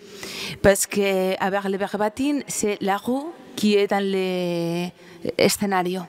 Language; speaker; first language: French; non-native, fluent; Spanish